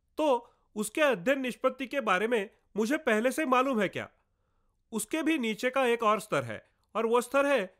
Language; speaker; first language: Hindi; non-native, local second language; Marathi